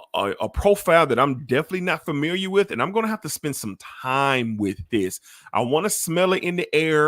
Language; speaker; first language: English; native; English